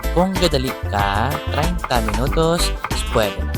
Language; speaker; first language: Filipino; native; Filipino